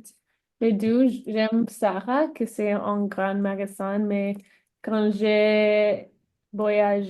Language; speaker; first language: French; non-native, learner; English